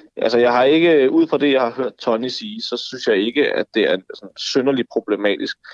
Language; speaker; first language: Danish; native; Danish